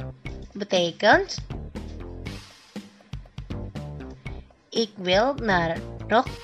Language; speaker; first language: Dutch; non-native, fluent; Indonesian